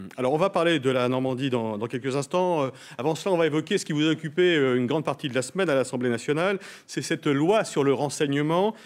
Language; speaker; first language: French; native; French